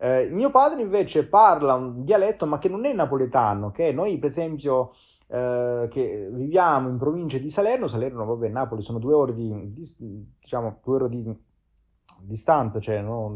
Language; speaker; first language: Italian; native; Italian